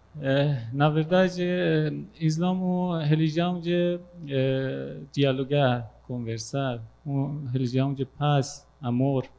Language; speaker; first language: Portuguese; non-native, learner; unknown